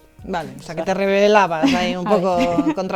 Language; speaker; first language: Spanish; native; Spanish